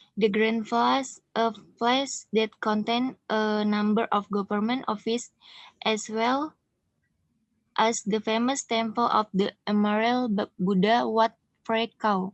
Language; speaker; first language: English; non-native, learner; Indonesian